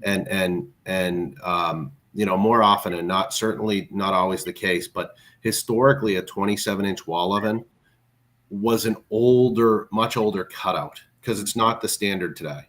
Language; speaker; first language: English; native; English